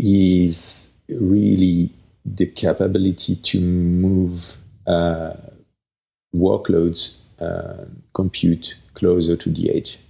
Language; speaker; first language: English; non-native, fluent; French